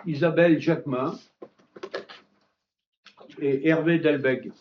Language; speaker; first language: French; native; French